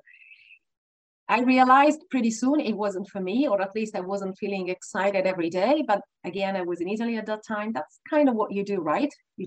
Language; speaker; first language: English; non-native, fluent; Italian